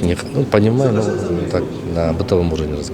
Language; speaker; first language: Russian; non-native, local second language; Kyrgyz